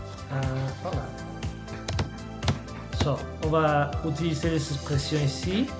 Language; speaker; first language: French; non-native, fluent; Spanish